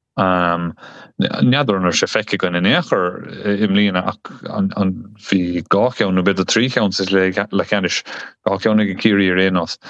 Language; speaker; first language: Irish; non-native, local second language; English